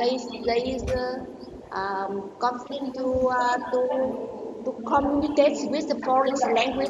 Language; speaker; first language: English; non-native, learner; Vietnamese